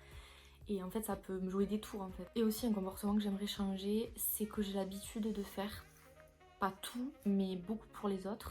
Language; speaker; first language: French; native; French